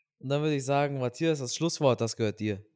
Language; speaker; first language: German; native; German